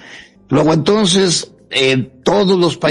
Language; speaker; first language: Spanish; native; Spanish